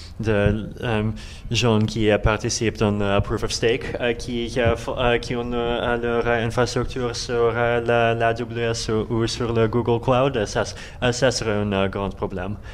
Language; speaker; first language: French; non-native, learner; Russian